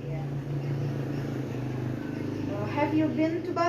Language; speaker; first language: English; non-native, learner; Indonesian